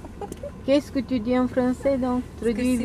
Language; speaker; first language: French; non-native, local second language; Russian